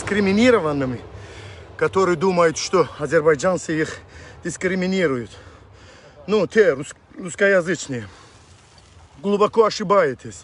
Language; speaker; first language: Russian; non-native, local second language; Azerbaijani